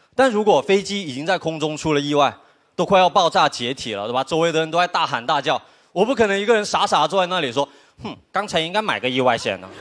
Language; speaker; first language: Chinese; native; Chinese